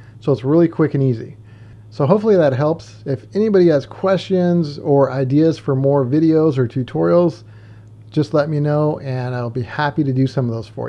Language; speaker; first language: English; native; English